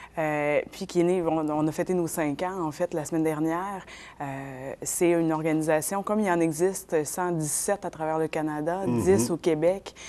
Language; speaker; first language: French; non-native, local second language; Innu-aimun